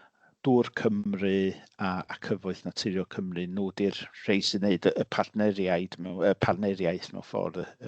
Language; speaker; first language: Welsh; native; Welsh